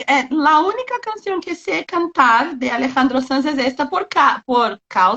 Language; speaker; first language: Spanish; non-native, learner; Portuguese